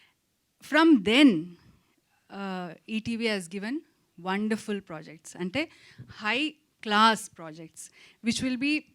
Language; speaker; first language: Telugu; non-native, local second language; Kannada